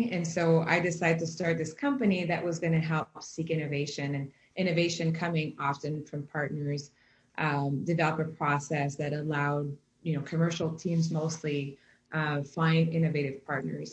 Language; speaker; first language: English; native; English